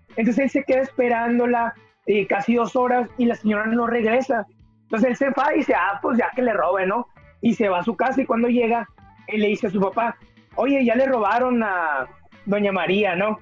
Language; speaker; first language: Spanish; native; Spanish